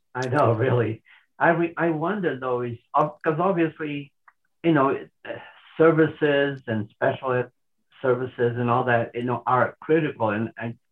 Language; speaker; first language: English; non-native, fluent; Portuguese